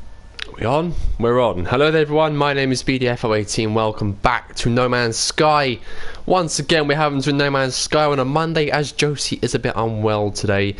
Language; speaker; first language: English; native; English